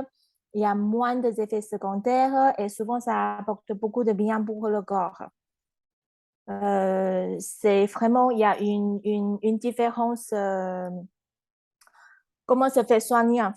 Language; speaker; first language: French; non-native, fluent; Chinese